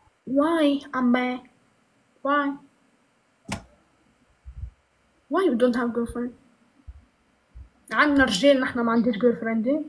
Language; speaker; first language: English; non-native, learner; Arabic